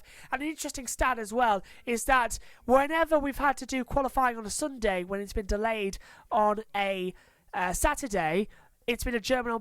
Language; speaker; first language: English; native; English